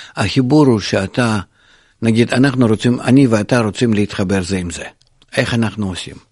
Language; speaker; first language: Hebrew; non-native, fluent; Russian